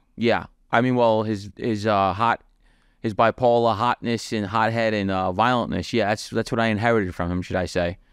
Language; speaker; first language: English; native; English